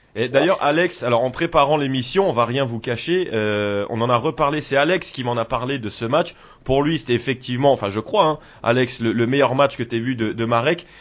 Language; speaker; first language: French; native; French